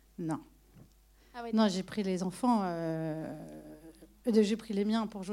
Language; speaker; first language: French; native; French